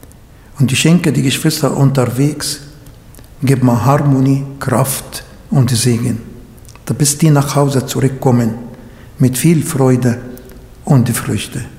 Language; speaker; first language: German; non-native, fluent; Arabic